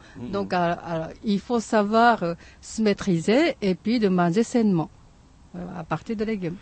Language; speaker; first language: French; non-native, fluent; Japanese